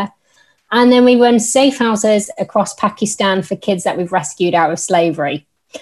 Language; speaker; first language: English; native; English